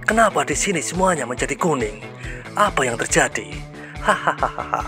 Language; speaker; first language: Indonesian; native; Indonesian